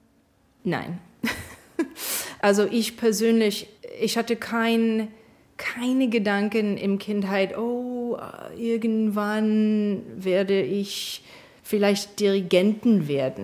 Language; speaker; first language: German; non-native, fluent; English